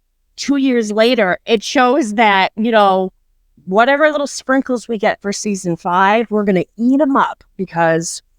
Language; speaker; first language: English; native; English